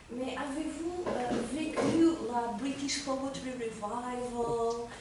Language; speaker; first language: French; non-native, fluent; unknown